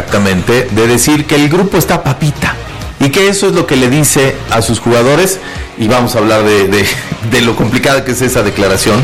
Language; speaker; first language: Spanish; native; Spanish